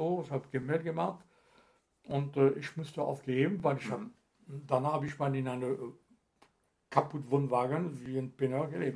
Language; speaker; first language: German; non-native, fluent; French